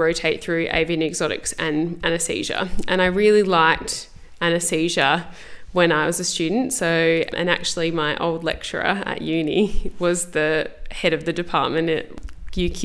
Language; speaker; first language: English; native; English